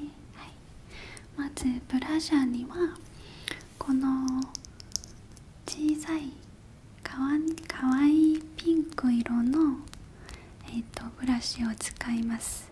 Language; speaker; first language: Japanese; non-native, learner; Korean